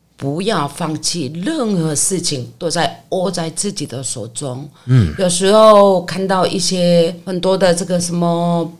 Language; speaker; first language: Chinese; non-native, learner; Korean